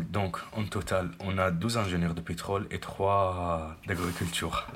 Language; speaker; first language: French; non-native, fluent; Arabic